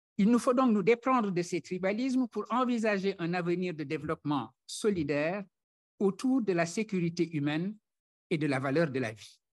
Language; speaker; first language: French; non-native, local second language; Wolof